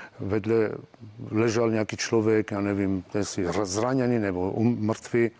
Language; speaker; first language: Czech; non-native, fluent; Armenian